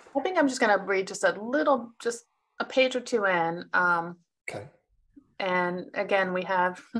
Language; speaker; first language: English; native; English